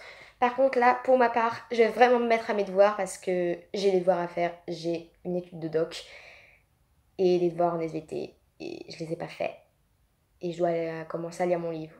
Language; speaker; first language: French; native; French